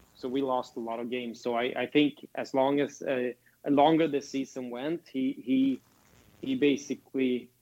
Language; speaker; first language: English; non-native, fluent; Swedish